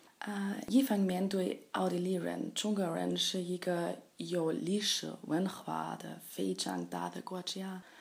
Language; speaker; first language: Chinese; non-native, learner; German